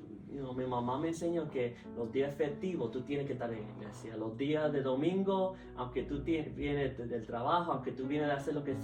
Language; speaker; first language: Spanish; early bilingual, heritage; Spanish